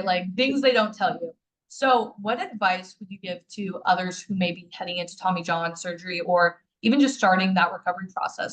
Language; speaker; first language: English; native; English